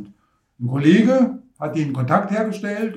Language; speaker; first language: German; native; German